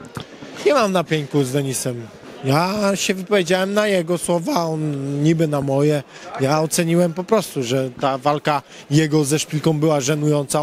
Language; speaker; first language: Polish; native; Polish